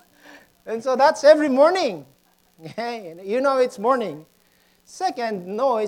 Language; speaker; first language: English; non-native, local second language; Pampanga